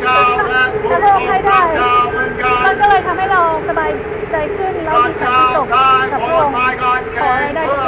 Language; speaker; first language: Thai; native; Thai